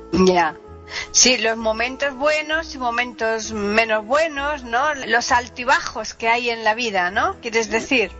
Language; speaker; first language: Spanish; native; Spanish